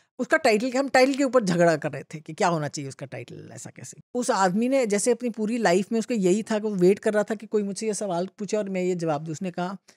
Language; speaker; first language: Hindi; non-native, local second language; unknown